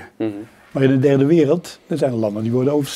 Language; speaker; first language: Dutch; native; Dutch